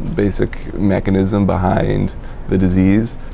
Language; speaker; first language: English; native; English